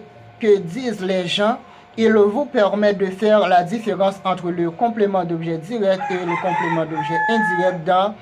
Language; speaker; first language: French; non-native, local second language; Haitian Creole